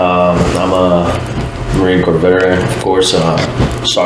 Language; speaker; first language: English; native; English